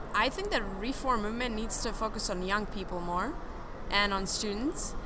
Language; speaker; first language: English; non-native, fluent; Serbian